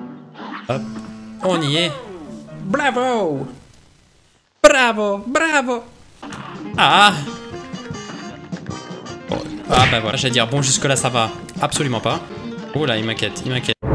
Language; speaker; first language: French; native; French